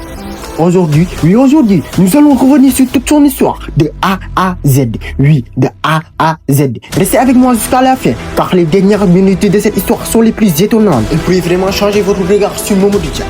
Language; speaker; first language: French; non-native, local second language; Wolof